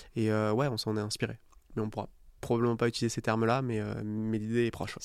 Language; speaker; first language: French; native; French